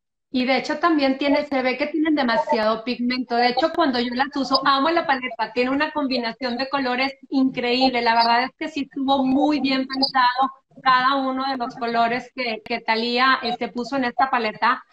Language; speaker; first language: Spanish; native; Spanish